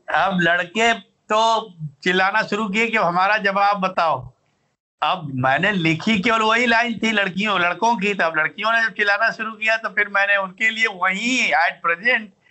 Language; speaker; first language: Hindi; native; Hindi